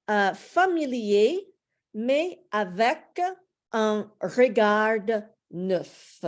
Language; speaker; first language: French; non-native, fluent; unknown